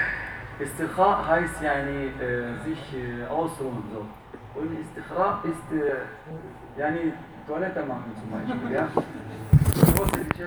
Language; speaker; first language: German; non-native, fluent; Arabic